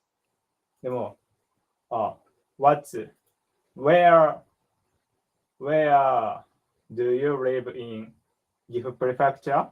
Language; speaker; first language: English; non-native, learner; Japanese